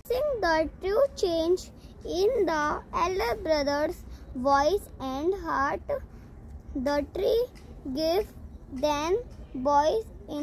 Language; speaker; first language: English; non-native, learner; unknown